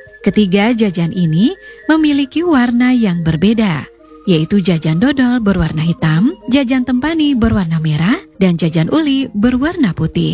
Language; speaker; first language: Indonesian; native; Indonesian